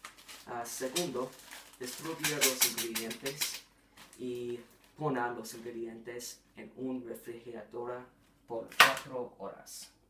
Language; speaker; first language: Spanish; non-native, learner; English